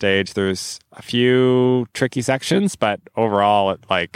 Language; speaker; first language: English; native; English